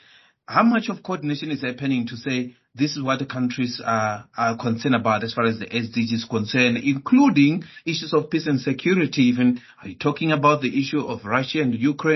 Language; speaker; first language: English; non-native, local second language; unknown